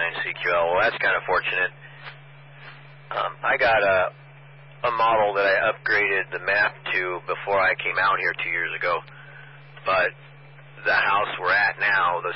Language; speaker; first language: English; native; English